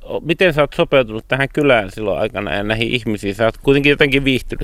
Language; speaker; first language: Finnish; native; Finnish